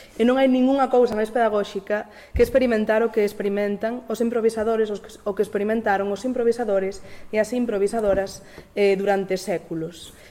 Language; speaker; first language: Galician; non-native, local second language; Spanish